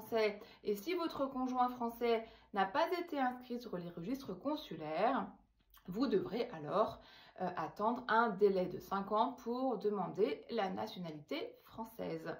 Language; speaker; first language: French; native; French